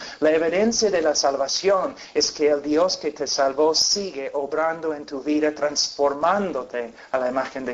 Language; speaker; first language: Spanish; non-native, fluent; English